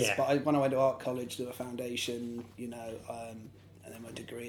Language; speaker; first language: English; native; English